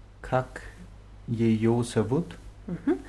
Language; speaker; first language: Russian; non-native, learner; German